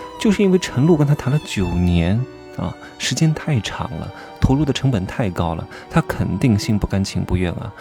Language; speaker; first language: Chinese; native; Chinese